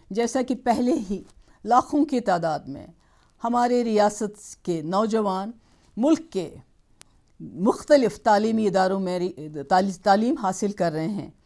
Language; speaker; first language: Hindi; non-native, local second language; Kashmiri